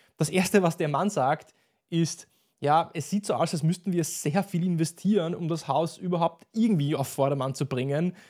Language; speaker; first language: German; native; German